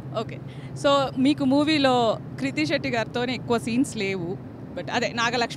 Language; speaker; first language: Telugu; native; Telugu